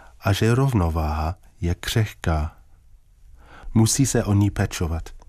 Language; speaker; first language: Czech; native; Czech